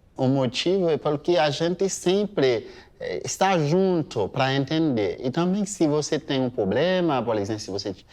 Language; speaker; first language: Portuguese; non-native, fluent; Haitian Creole